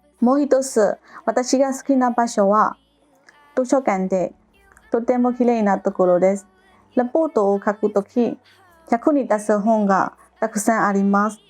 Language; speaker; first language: Japanese; non-native, fluent; Burmese